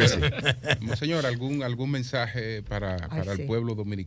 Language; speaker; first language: Spanish; native; Spanish